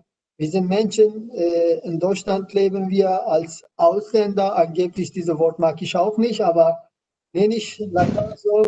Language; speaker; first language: German; non-native, learner; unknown